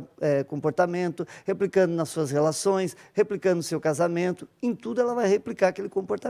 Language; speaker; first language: Portuguese; native; Portuguese